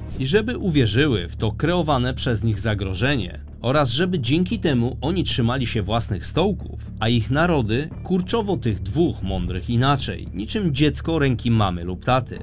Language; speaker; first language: Polish; native; Polish